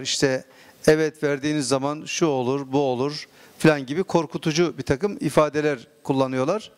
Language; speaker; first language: Turkish; native; Turkish